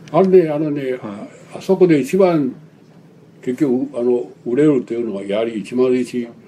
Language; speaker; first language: Japanese; non-native, local second language; Chinese